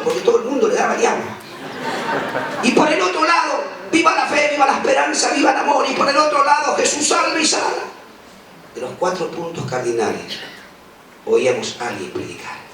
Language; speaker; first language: Spanish; native; Spanish